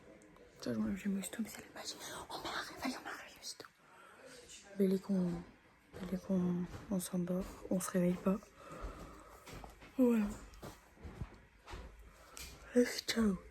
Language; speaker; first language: French; native; French